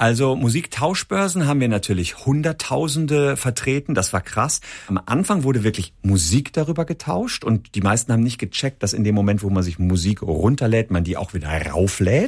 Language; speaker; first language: German; native; German